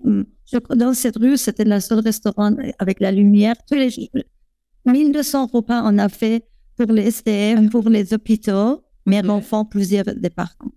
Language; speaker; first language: French; non-native, fluent; Persian